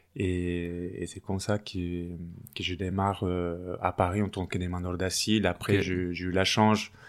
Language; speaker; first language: French; non-native, fluent; Spanish